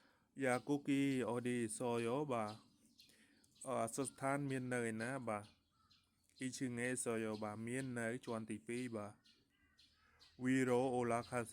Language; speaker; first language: Korean; non-native, learner; Khmer